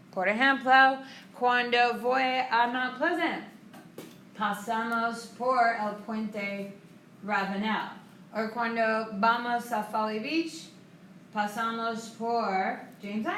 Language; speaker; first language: Spanish; non-native, fluent; English